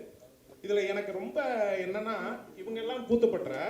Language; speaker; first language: Tamil; native; Tamil